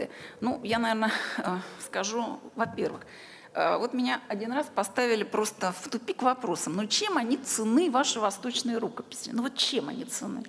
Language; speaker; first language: Russian; native; Russian